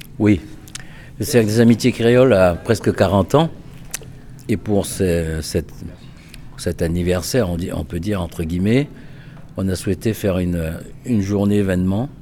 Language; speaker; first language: French; non-native, local second language; Réunion Creole French